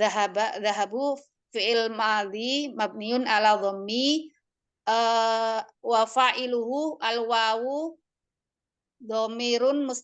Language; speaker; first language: Arabic; non-native, learner; Indonesian